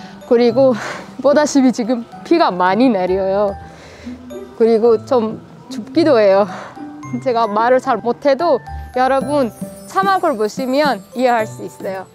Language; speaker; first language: Korean; non-native, fluent; Persian